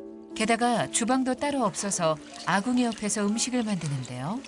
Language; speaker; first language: Korean; native; Korean